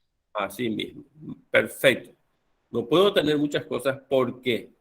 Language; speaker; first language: Spanish; native; Spanish